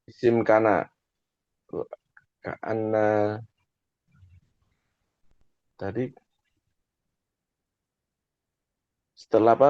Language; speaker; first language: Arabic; non-native, learner; Indonesian